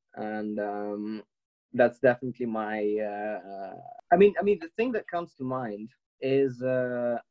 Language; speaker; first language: English; non-native, fluent; Ukrainian